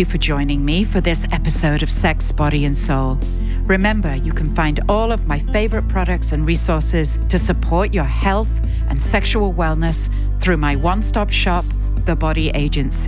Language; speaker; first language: English; native; English